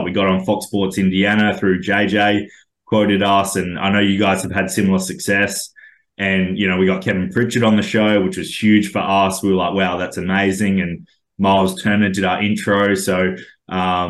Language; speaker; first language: English; native; English